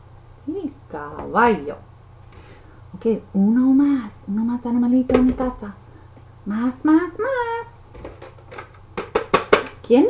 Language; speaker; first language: Spanish; non-native, learner; English